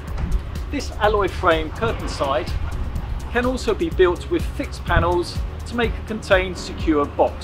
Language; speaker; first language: English; native; English